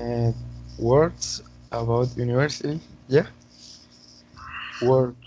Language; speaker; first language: English; non-native, learner; Spanish